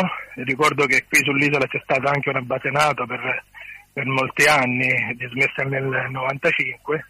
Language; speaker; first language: Italian; native; Italian